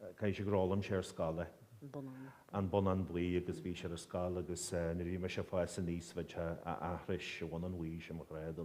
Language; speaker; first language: Irish; native; Irish